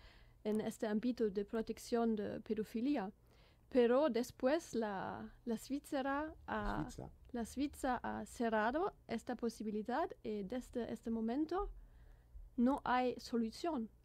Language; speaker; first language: Spanish; non-native, learner; German